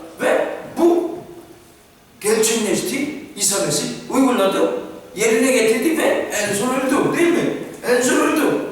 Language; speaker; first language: Turkish; non-native, fluent; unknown